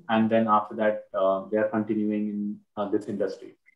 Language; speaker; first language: English; non-native, local second language; Marathi